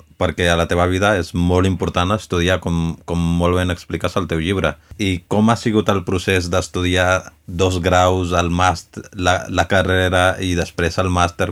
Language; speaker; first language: Catalan; early bilingual, other home language; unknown